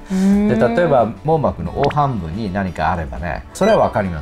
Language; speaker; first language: Japanese; native; Japanese